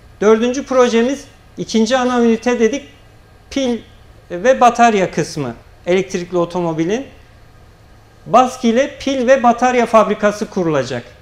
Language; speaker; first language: Turkish; native; Turkish